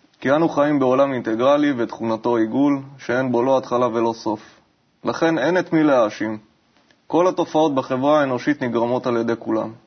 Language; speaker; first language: Hebrew; native; Hebrew